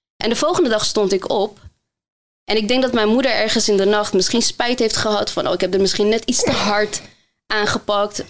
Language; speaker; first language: Dutch; early bilingual, other home language; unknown